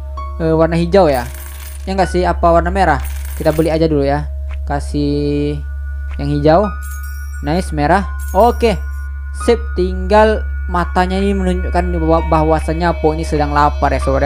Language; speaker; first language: Indonesian; native; Indonesian